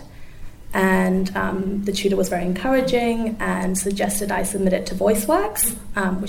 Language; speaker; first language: English; native; English